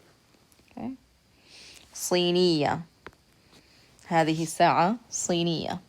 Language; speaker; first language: Arabic; non-native, fluent; English